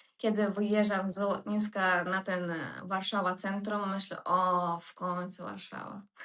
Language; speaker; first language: Polish; non-native, fluent; Uzbek